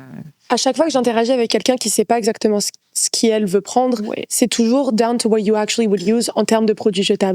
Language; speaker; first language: French; native; French